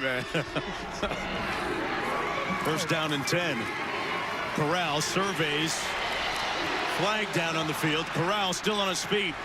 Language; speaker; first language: English; native; English